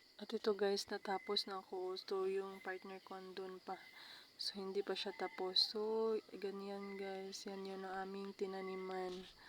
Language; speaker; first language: Filipino; non-native, local second language; Cebuano